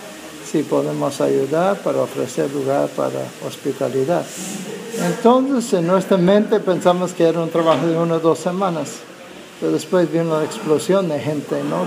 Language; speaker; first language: Spanish; non-native, fluent; English